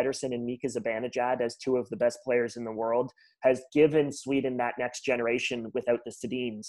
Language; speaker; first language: English; native; English